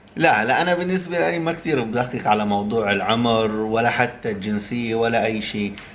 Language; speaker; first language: Arabic; native; Arabic